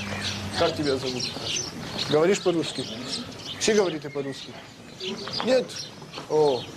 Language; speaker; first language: Russian; non-native, learner; French